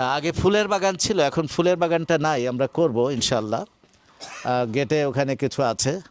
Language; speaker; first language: Bangla; native; Bangla